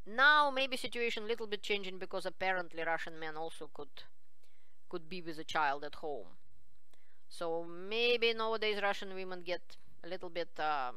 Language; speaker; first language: English; non-native, fluent; Russian